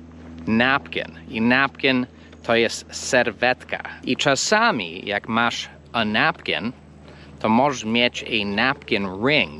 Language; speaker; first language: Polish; non-native, fluent; English